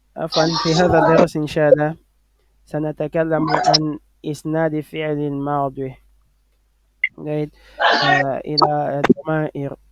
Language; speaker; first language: Arabic; non-native, fluent; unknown